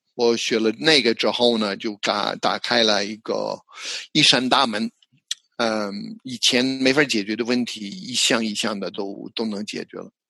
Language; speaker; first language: Chinese; non-native, fluent; English